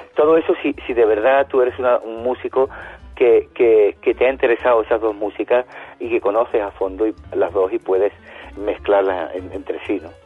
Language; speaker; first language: Spanish; native; Spanish